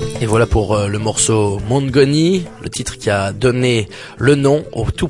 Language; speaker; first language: French; native; French